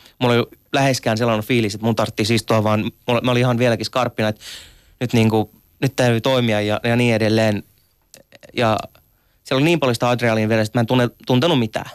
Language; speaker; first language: Finnish; early bilingual, other home language; Arabic